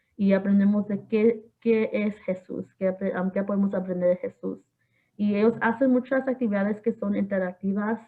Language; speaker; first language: Spanish; early bilingual, heritage; Spanish